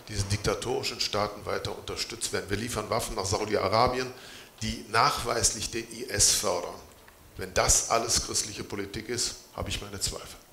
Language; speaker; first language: German; native; German